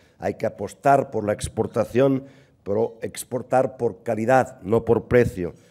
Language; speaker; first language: Spanish; non-native, local second language; Catalan